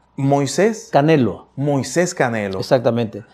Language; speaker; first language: Spanish; native; Spanish